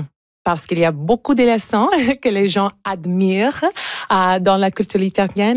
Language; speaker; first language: French; early bilingual, heritage; English